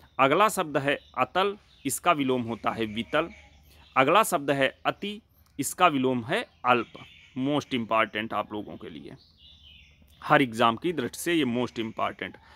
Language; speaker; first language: Hindi; native; Hindi